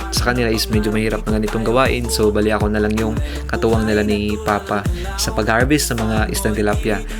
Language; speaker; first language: Filipino; non-native, local second language; Hiligaynon